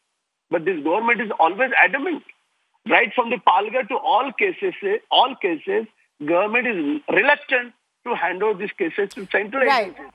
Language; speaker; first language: English; non-native, local second language; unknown